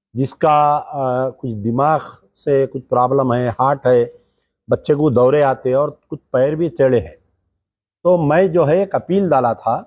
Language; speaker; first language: Hindi; non-native, local second language; Urdu